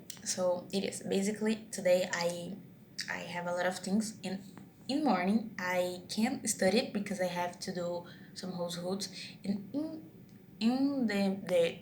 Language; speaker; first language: English; non-native, learner; Portuguese